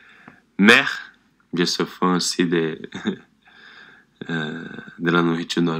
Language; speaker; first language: French; non-native, learner; Portuguese